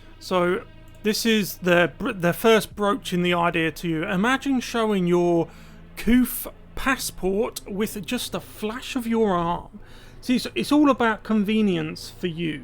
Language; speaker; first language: English; native; English